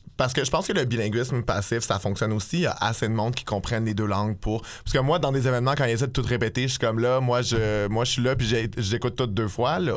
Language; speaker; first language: French; native; French